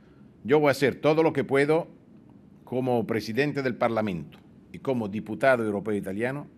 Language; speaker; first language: Spanish; non-native, fluent; Italian